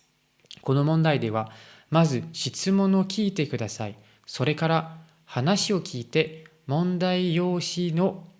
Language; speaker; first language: Japanese; non-native, learner; French